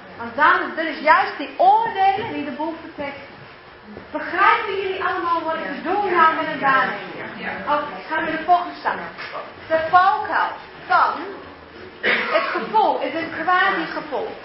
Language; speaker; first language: Dutch; early bilingual, heritage; English